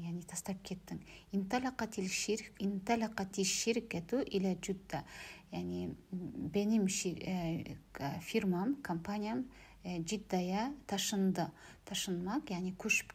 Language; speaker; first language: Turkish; non-native, learner; Kazakh